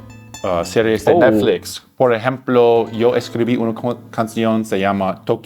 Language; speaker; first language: Spanish; non-native, learner; English